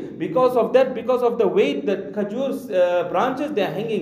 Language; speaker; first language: English; non-native, local second language; Urdu